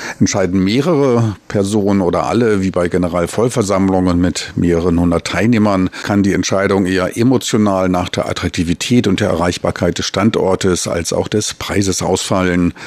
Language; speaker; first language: German; native; German